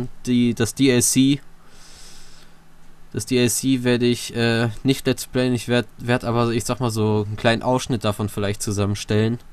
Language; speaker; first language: German; native; German